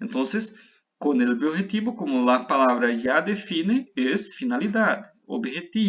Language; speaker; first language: Spanish; non-native, fluent; Portuguese